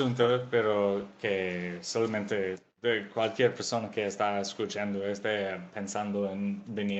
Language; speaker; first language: Spanish; non-native, fluent; English